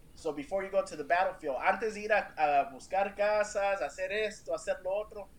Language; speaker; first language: Spanish; early bilingual, heritage; Spanish